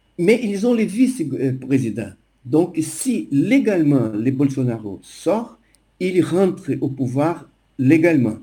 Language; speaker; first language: French; non-native, fluent; Portuguese